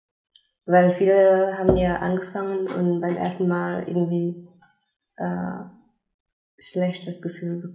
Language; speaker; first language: German; non-native, fluent; Indonesian